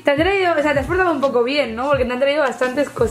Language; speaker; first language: Spanish; native; Spanish